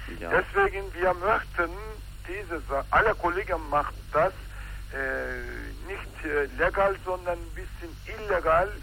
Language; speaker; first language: German; non-native, learner; Turkish